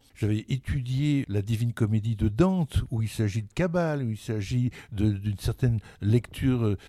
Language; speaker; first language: French; native; French